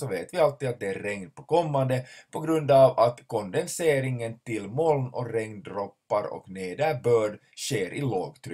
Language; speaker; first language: Swedish; native; Swedish